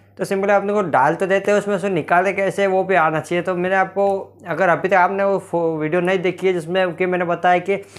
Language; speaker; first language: Hindi; native; Hindi